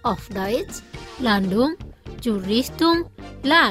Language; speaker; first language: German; non-native, fluent; Indonesian